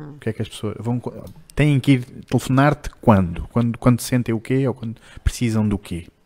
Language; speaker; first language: Portuguese; native; Portuguese